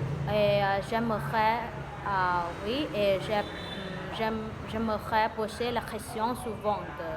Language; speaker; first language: French; non-native, learner; Vietnamese